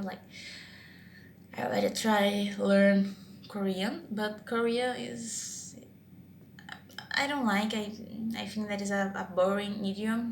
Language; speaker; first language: English; non-native, learner; Portuguese